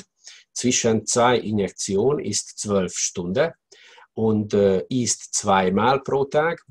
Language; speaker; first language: German; non-native, learner; Hungarian